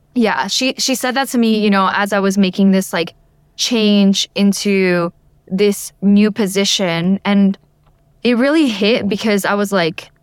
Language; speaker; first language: English; native; English